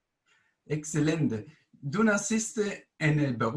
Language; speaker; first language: Spanish; non-native, fluent; German